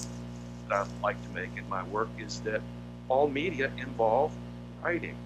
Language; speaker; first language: English; native; English